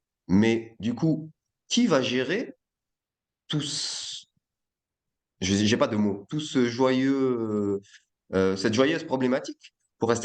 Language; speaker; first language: French; native; French